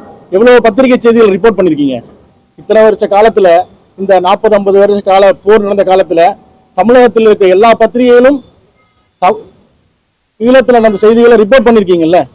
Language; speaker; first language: Tamil; native; Tamil